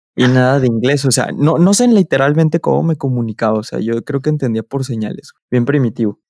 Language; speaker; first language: Spanish; native; Spanish